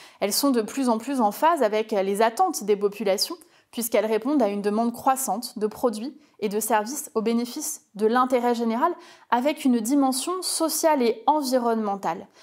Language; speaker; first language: French; native; French